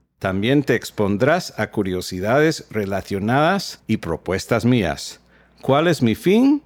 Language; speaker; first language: Spanish; non-native, fluent; English